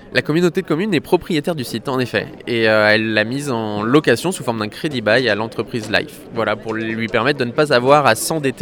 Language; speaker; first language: French; native; French